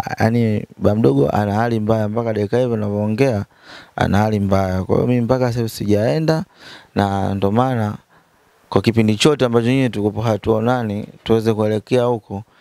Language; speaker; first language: Swahili; native; Swahili